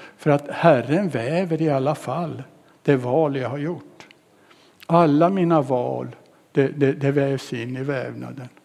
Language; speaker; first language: Swedish; native; Swedish